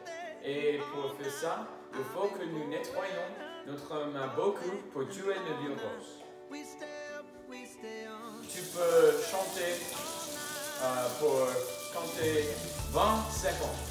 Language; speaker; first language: French; non-native, learner; English